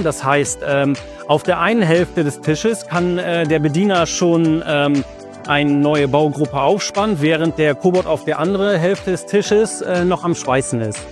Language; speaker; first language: German; native; German